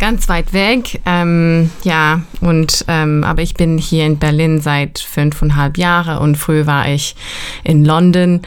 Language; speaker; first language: German; non-native, fluent; Italian